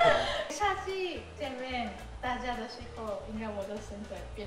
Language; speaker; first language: Chinese; non-native, learner; Japanese